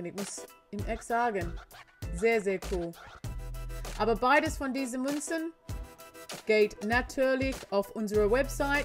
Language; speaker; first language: German; non-native, learner; English